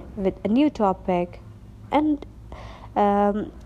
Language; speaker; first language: English; non-native, local second language; Urdu